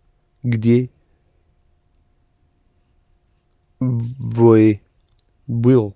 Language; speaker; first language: Russian; non-native, learner; English